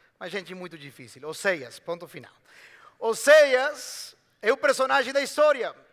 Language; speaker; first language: Portuguese; non-native, fluent; Spanish